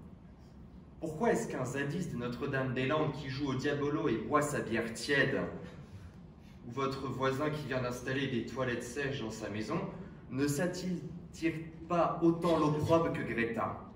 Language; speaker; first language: French; native; French